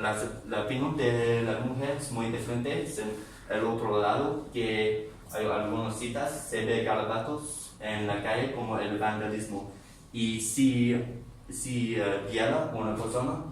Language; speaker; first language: Spanish; non-native, learner; English